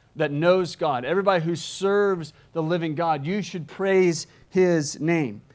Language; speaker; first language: English; native; English